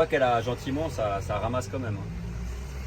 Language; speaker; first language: French; native; French